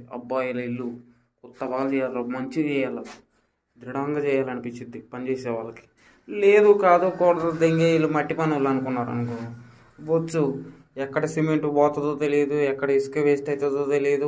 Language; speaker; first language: Telugu; native; Telugu